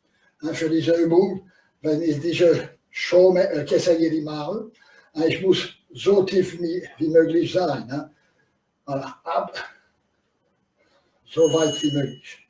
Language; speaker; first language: German; non-native, learner; French